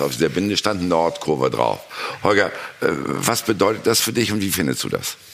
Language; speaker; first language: German; native; German